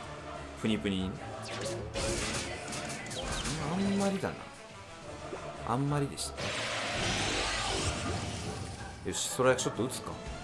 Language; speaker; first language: Japanese; native; Japanese